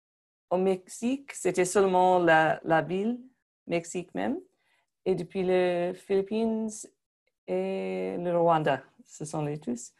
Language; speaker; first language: French; non-native, fluent; English